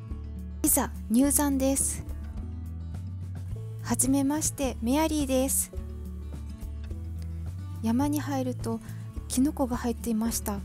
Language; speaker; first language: Japanese; non-native, fluent; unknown